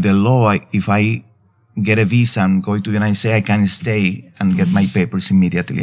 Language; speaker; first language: English; non-native, fluent; Spanish